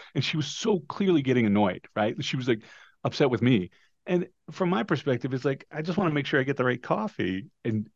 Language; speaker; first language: English; native; English